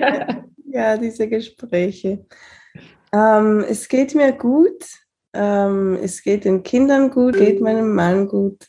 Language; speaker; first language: German; early bilingual, heritage; Spanish